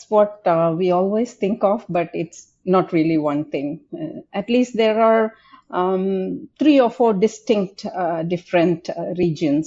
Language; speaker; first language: English; non-native, local second language; Tamil